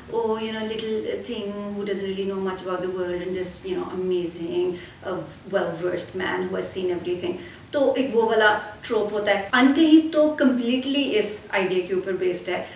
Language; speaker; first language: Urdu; native; Urdu